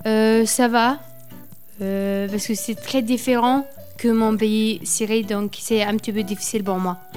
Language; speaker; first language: French; non-native, learner; Arabic